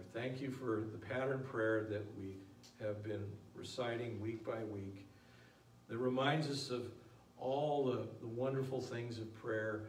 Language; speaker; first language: English; native; English